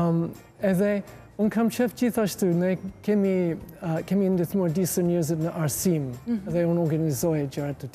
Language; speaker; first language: Albanian; non-native, learner; English